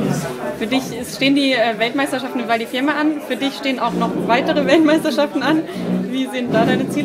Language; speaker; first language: German; native; German